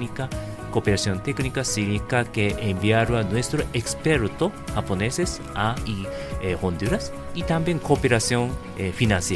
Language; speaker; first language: Spanish; non-native, learner; Japanese